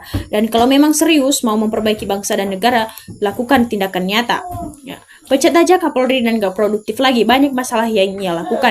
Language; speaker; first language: Indonesian; native; Indonesian